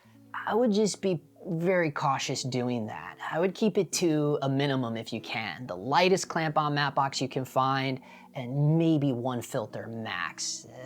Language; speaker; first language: English; native; English